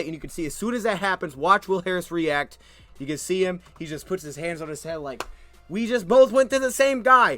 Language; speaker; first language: English; native; English